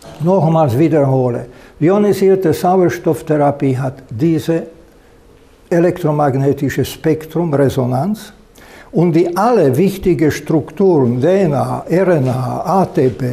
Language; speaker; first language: German; non-native, fluent; Slovak